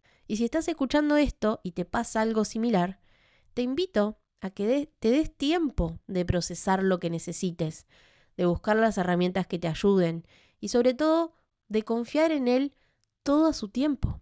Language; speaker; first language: Spanish; native; Spanish